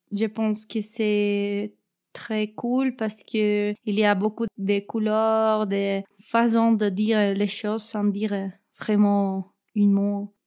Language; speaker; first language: French; non-native, learner; Spanish